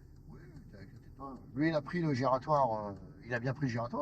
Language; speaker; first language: French; native; French